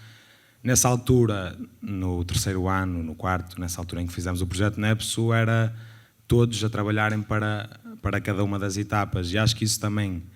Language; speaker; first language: Portuguese; native; Portuguese